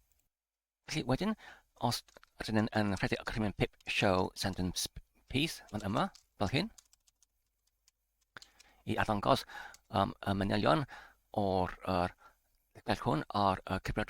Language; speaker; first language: Welsh; non-native, learner; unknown